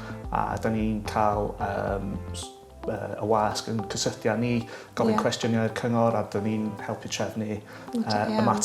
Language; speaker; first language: Welsh; non-native, local second language; English